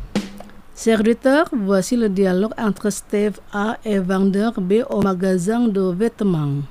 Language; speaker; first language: French; non-native, fluent; Indonesian